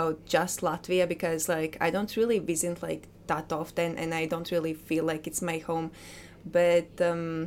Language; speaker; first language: English; non-native, fluent; Latvian